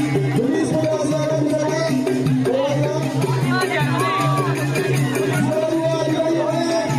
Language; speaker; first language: Indonesian; native; Indonesian